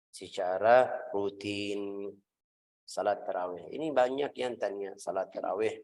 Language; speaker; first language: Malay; non-native, fluent; Arabic